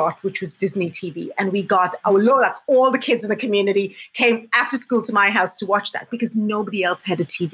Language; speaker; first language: English; native; English